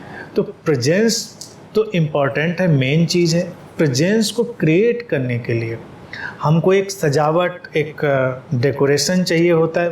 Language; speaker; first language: Hindi; native; Hindi